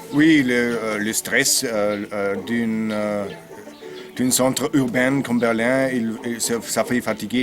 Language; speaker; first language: French; non-native, learner; German